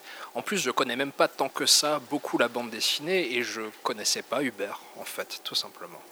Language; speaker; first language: French; native; French